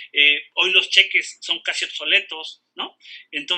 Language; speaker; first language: Spanish; native; Spanish